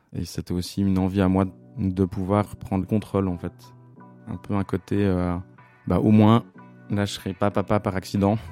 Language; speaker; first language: French; native; French